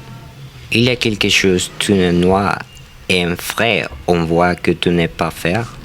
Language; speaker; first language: French; non-native, learner; Spanish